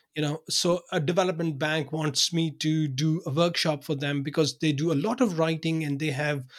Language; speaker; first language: English; non-native, local second language; Urdu